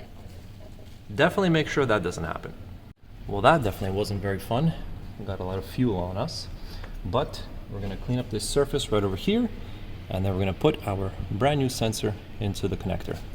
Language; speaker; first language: English; native; English